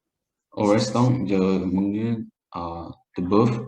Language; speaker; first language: French; non-native, learner; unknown